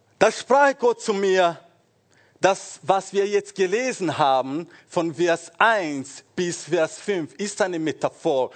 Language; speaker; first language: German; non-native, fluent; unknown